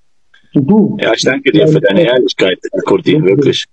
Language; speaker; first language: German; native; German